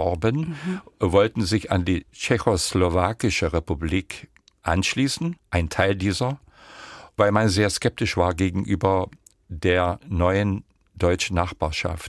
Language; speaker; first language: German; non-native, local second language; Upper Sorbian